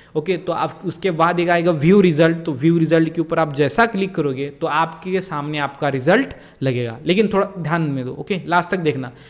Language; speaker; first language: Hindi; non-native, local second language; Marathi